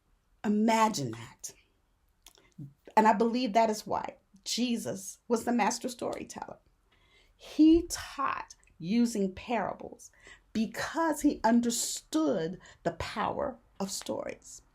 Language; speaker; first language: English; native; English